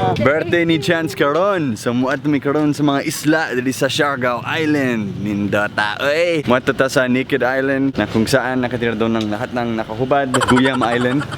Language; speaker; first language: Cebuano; non-native, fluent; English